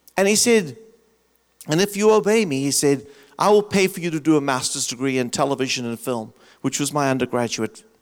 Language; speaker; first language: English; native; English